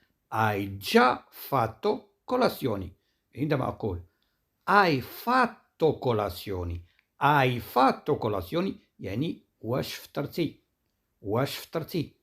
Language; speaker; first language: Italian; non-native, fluent; Arabic